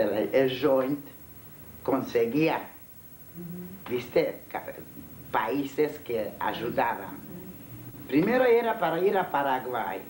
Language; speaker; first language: Spanish; non-native, fluent; Hungarian